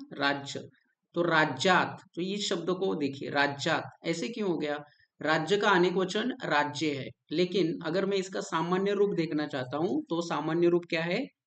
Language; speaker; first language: Hindi; non-native, local second language; Marathi